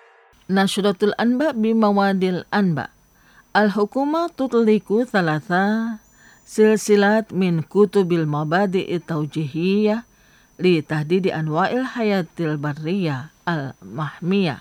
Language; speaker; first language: Arabic; non-native, fluent; Indonesian